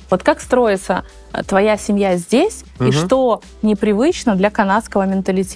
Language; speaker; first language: Russian; native; Russian